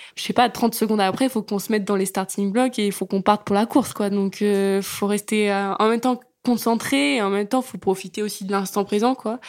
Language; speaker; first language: French; native; French